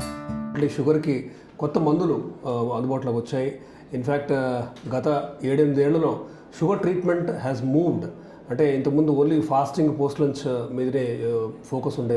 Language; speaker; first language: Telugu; native; Telugu